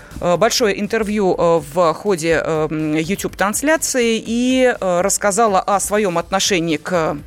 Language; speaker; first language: Russian; native; Russian